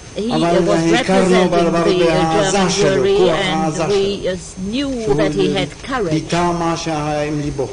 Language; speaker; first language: Hebrew; non-native, fluent; German